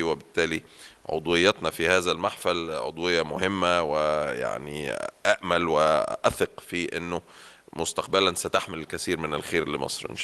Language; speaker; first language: Arabic; native; Arabic